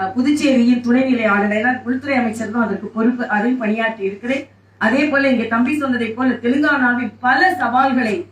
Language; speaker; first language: Tamil; native; Tamil